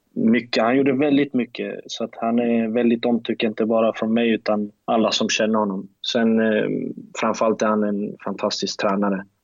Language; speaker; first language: Swedish; early bilingual, other home language; German